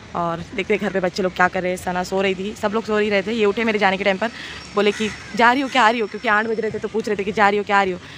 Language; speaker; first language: Hindi; non-native, local second language; Urdu